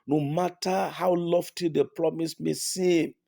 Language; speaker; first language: English; non-native, local second language; Yoruba